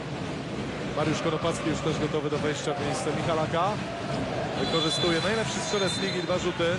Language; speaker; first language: Polish; native; Polish